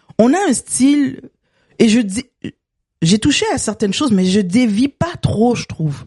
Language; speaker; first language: French; early bilingual, other home language; Haitian Creole